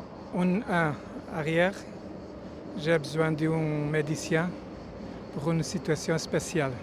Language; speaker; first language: French; non-native, learner; Portuguese